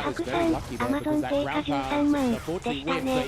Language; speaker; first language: Japanese; native; Japanese